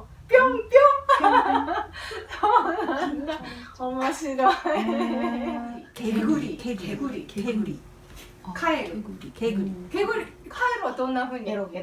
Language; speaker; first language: Japanese; non-native, fluent; Korean